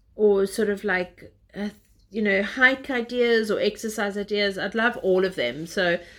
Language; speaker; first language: English; native; English